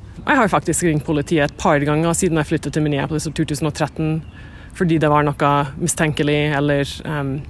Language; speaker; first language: Norwegian; non-native, fluent; English